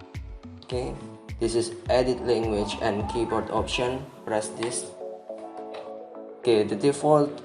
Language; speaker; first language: English; non-native, learner; Indonesian